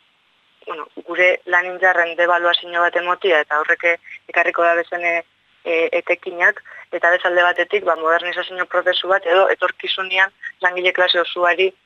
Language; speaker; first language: Basque; native; Basque